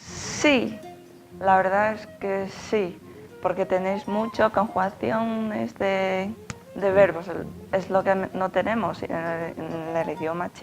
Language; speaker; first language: Spanish; non-native, fluent; Chinese